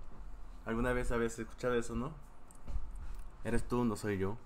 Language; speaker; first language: Spanish; non-native, fluent; Korean